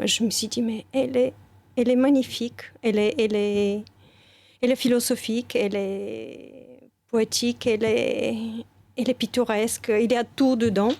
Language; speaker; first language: French; non-native, fluent; Bulgarian